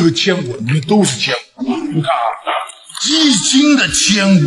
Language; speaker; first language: Chinese; native; Chinese